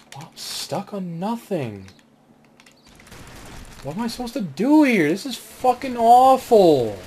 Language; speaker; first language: English; native; English